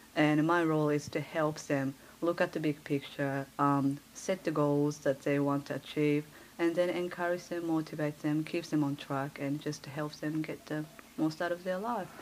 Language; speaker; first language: English; early bilingual, other home language; Japanese